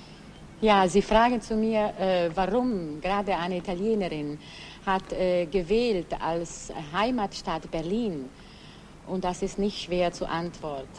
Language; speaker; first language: German; non-native, fluent; Italian